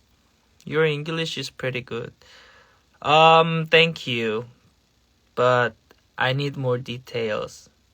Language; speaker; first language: English; non-native, learner; Korean